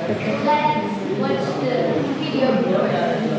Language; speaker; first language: English; non-native, fluent; Indonesian